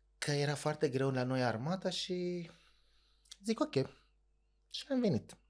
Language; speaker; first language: Romanian; non-native, fluent; Arabic